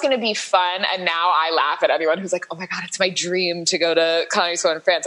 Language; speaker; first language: English; native; English